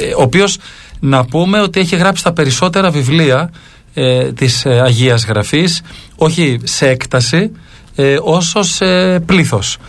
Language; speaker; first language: Greek; native; Greek